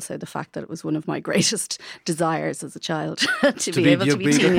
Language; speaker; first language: English; native; English